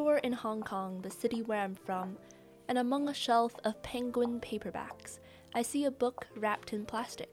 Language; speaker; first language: English; non-native, local second language; Cantonese